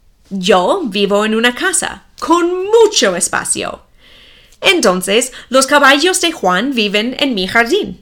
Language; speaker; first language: Spanish; non-native, fluent; English